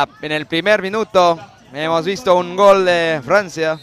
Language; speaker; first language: Spanish; non-native, fluent; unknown